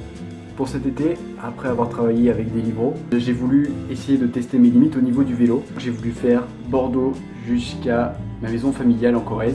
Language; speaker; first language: French; native; French